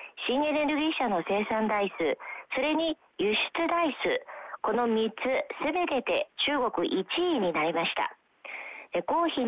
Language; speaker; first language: Japanese; non-native, fluent; Chinese